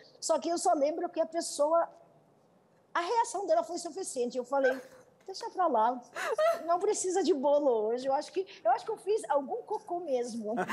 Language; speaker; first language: Portuguese; non-native, fluent; Arabic